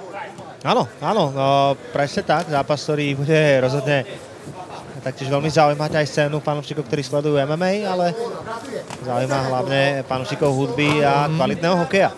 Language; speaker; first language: Slovak; native; Slovak